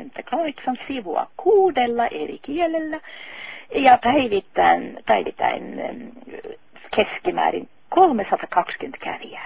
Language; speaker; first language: Finnish; non-native, fluent; Norwegian